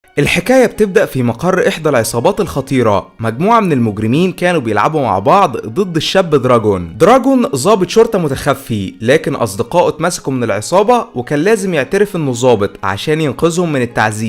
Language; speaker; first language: Arabic; native; Arabic